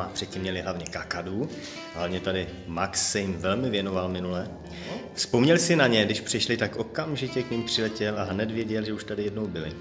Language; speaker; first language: Czech; native; Czech